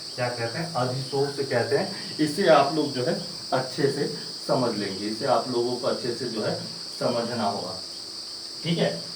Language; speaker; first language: Hindi; native; Hindi